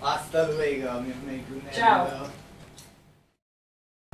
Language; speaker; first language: Spanish; non-native, learner; English